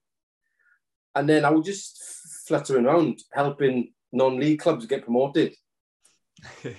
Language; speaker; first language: English; native; English